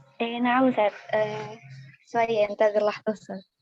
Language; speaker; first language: Arabic; non-native, learner; Indonesian